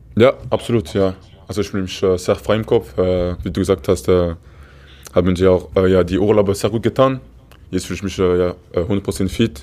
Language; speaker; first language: German; non-native, fluent; Portuguese